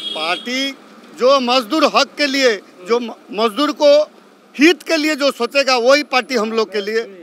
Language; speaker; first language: Hindi; non-native, local second language; Odia